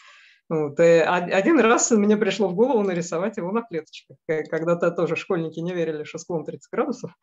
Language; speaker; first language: Russian; native; Russian